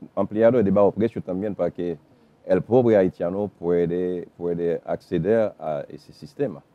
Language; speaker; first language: Spanish; non-native, fluent; Haitian Creole